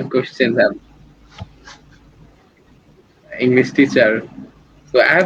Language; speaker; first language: English; non-native, learner; Bangla